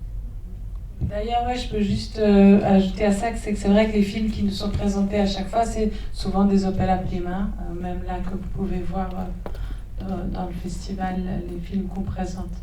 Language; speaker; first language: French; native; French